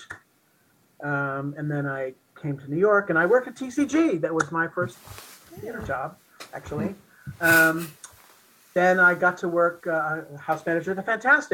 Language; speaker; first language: English; native; English